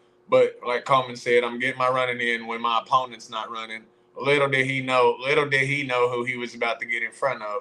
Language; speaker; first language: English; native; English